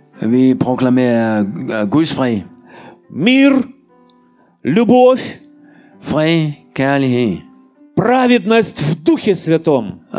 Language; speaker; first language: Danish; non-native, learner; Russian